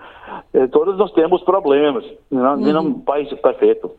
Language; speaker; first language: Portuguese; non-native, learner; English